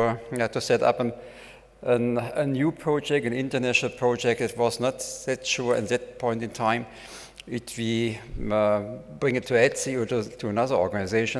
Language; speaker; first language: English; non-native, fluent; German